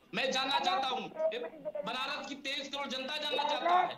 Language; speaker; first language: Hindi; native; Hindi